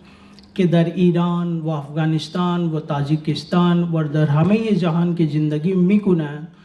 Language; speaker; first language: Persian; non-native, learner; Urdu